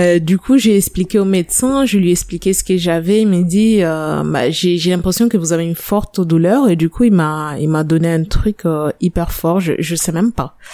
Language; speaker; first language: French; non-native, fluent; Italian